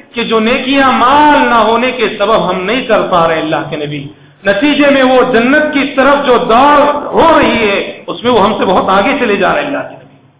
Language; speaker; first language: Urdu; native; Urdu